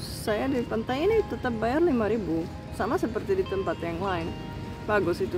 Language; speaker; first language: Indonesian; non-native, fluent; Czech